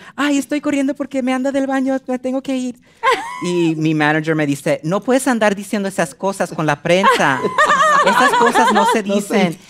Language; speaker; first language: Spanish; early bilingual, heritage; Spanish